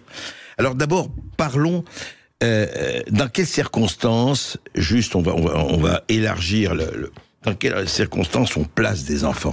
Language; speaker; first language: French; native; French